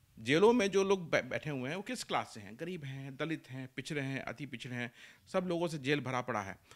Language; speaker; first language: Hindi; native; Hindi